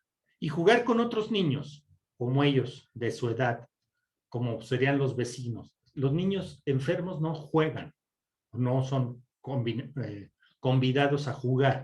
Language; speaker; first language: Spanish; native; Spanish